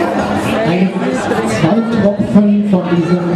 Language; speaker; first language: German; native; German